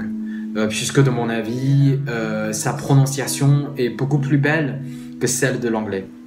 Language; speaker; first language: French; non-native, fluent; Chinese